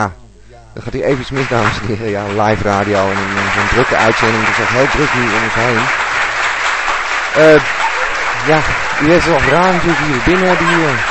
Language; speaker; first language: Dutch; native; Dutch